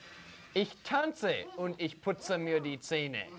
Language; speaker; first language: German; non-native, learner; English